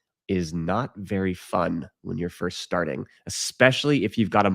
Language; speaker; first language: English; native; English